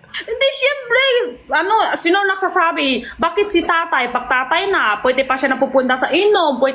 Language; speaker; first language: Filipino; non-native, local second language; Cebuano